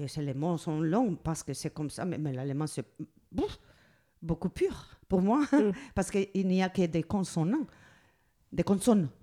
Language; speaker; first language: French; non-native, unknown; Spanish